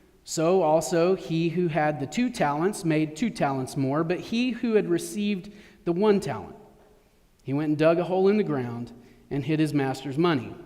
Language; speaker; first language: English; native; English